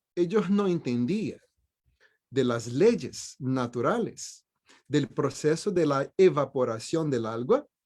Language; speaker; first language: Spanish; non-native, fluent; Portuguese